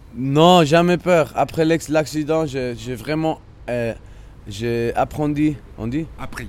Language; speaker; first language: French; non-native, local second language; Spanish